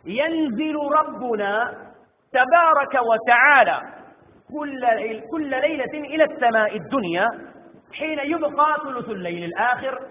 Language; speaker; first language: Urdu; native; Urdu